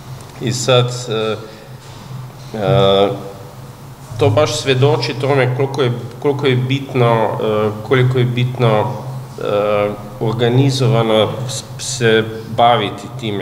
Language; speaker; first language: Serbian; non-native, fluent; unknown